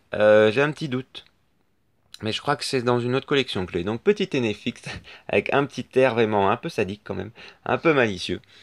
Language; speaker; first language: French; native; French